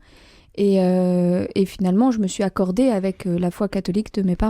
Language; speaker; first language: French; native; French